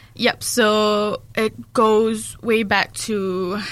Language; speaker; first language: English; early bilingual, other home language; Malay